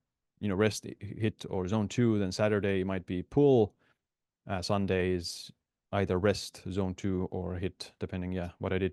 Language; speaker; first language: English; non-native, fluent; Estonian